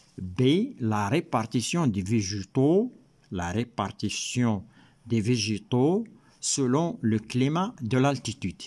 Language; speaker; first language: French; non-native, local second language; Arabic